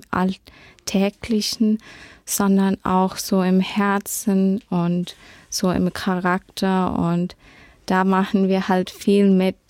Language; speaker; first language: German; early bilingual, heritage; German